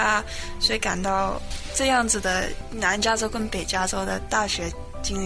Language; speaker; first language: Chinese; early bilingual, heritage; Chinese